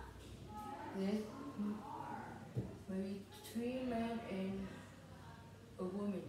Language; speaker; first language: English; non-native, learner; Vietnamese